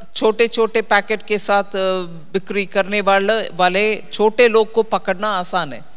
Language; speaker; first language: Hindi; non-native, local second language; Tamil